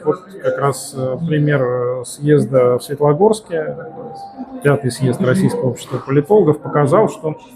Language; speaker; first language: Russian; native; Russian